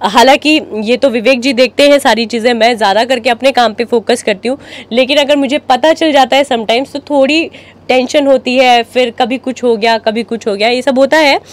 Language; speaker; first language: Hindi; native; Hindi